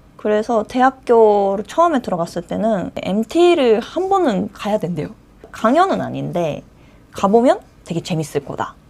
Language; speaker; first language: Korean; non-native, fluent; Japanese